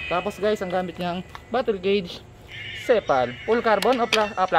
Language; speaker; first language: Filipino; native; Filipino